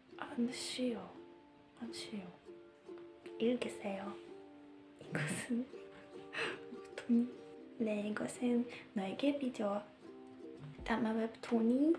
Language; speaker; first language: Korean; non-native, learner; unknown